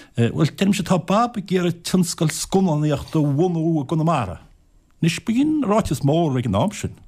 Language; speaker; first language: Irish; native; Irish